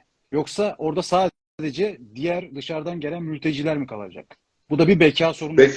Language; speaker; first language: Turkish; native; Turkish